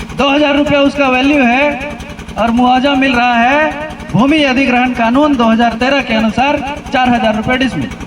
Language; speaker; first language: Hindi; non-native, local second language; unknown